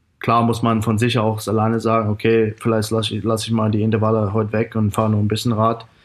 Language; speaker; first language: German; non-native, fluent; English